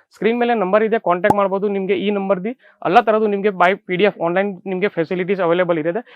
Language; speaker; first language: Kannada; non-native, fluent; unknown